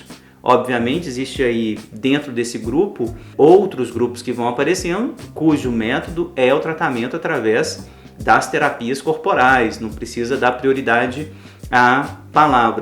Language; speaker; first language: Portuguese; native; Portuguese